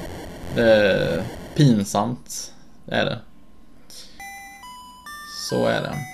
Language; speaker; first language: Swedish; native; Swedish